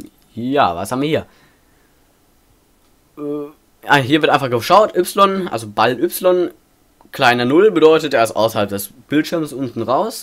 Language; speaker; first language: German; native; German